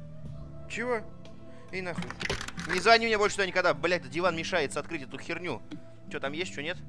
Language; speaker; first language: Russian; native; Russian